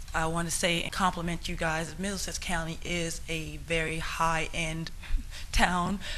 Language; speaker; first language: English; native; English